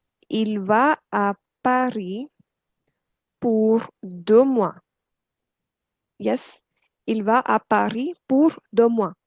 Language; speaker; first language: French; non-native, fluent; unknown